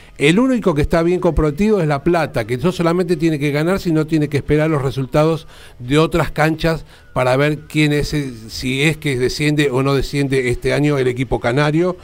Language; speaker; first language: Spanish; native; Spanish